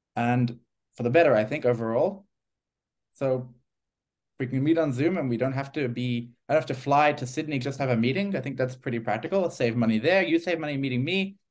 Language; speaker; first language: English; native; English